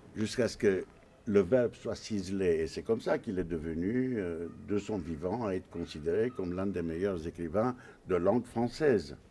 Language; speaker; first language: French; non-native, fluent; Romanian